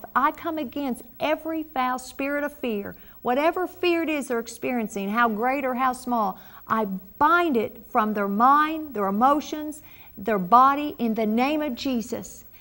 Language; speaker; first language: English; native; English